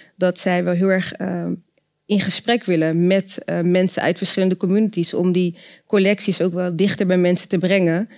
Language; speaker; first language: Dutch; native; Dutch